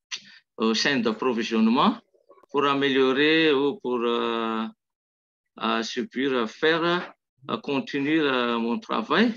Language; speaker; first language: French; non-native, local second language; Malagasy